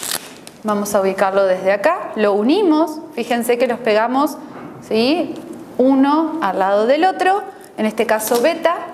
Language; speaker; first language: Spanish; native; Spanish